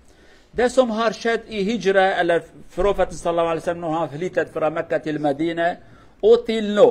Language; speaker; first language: Norwegian; non-native, learner; Kurdish